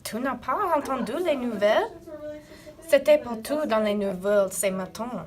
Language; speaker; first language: French; non-native, learner; English